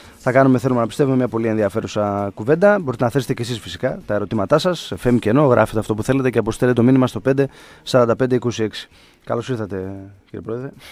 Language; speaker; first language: Greek; native; Greek